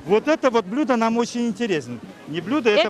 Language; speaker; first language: Russian; non-native, local second language; Kyrgyz